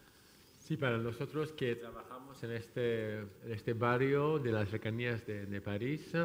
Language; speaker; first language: Spanish; non-native, fluent; French